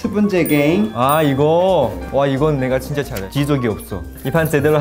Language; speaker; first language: Korean; non-native, learner; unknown